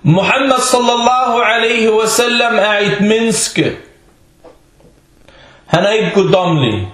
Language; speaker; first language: Danish; non-native, fluent; Arabic